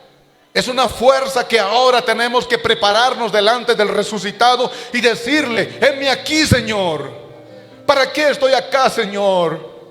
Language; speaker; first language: Spanish; native; Spanish